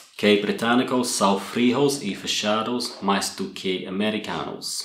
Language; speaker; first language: Portuguese; non-native, learner; English